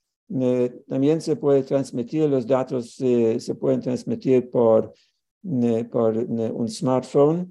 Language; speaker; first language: Spanish; non-native, fluent; German